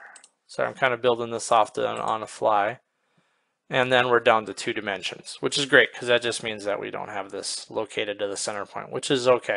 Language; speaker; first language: English; native; English